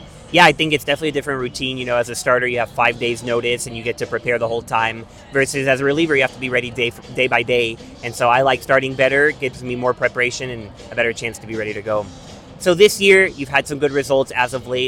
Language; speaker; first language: English; native; English